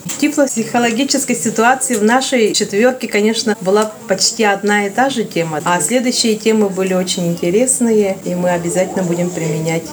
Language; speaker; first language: Russian; non-native, local second language; Yakut